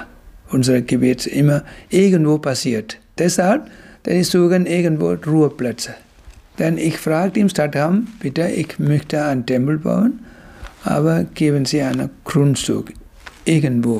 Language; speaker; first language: German; non-native, learner; Tamil